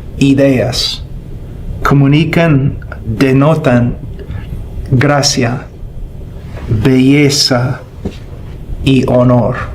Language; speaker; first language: Spanish; non-native, fluent; English